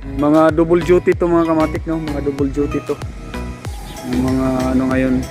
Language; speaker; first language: Filipino; non-native, local second language; Cebuano